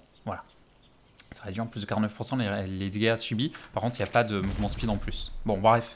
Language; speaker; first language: French; native; French